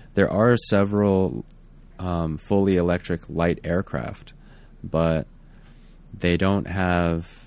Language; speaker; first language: English; native; English